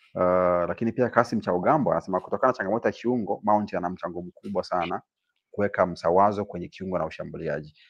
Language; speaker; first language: Swahili; native; Swahili